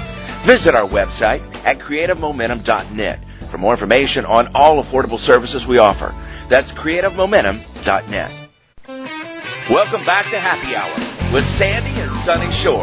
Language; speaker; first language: English; native; English